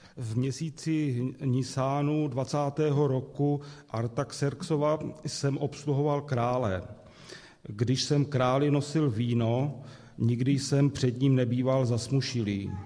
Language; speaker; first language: Czech; native; Czech